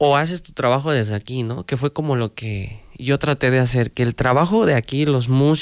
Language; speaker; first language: Spanish; native; Spanish